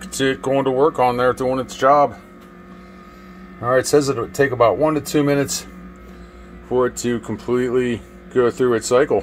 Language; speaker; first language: English; native; English